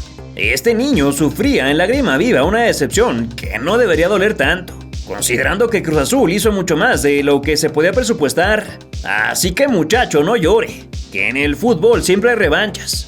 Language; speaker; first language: Spanish; native; Spanish